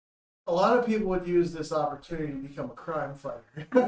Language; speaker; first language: English; native; English